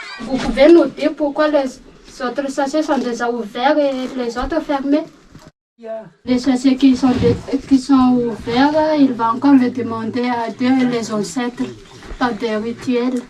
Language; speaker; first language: French; non-native, learner; Malagasy